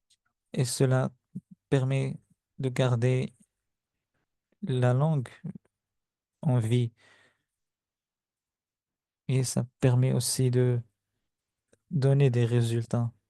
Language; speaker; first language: French; non-native, fluent; Spanish